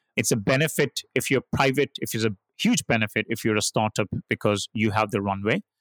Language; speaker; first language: English; non-native, local second language; Hindi